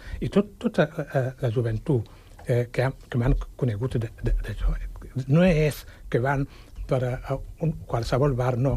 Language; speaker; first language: Catalan; non-native, fluent; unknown